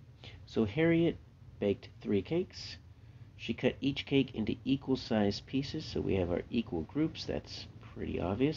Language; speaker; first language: English; native; English